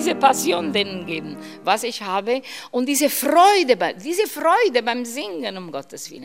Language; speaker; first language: German; non-native, fluent; Romanian